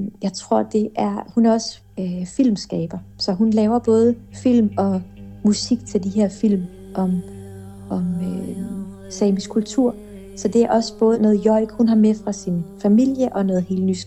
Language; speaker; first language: Danish; native; Danish